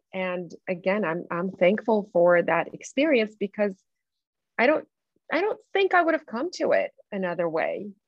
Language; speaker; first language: English; non-native, fluent; Russian